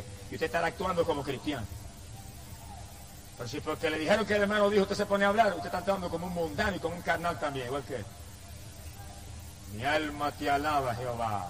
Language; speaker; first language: Spanish; native; Spanish